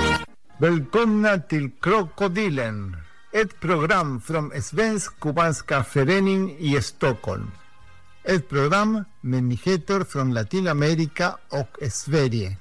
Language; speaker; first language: Swedish; non-native, fluent; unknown